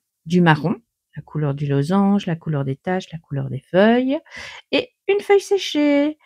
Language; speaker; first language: French; native; French